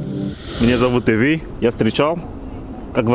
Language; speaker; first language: Russian; non-native, learner; French